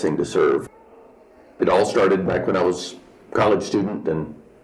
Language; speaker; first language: English; native; English